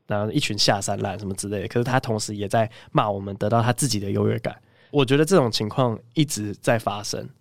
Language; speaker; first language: Chinese; native; Chinese